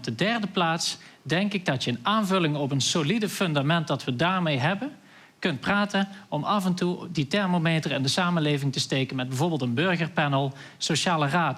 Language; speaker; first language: Dutch; native; Dutch